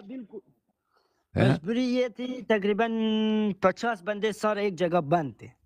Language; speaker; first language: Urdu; non-native, local second language; Persian